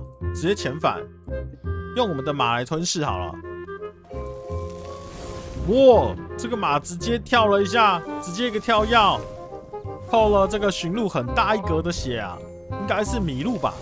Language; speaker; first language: Chinese; native; Chinese